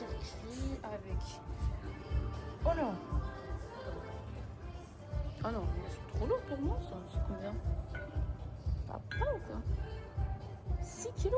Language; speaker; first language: French; native; French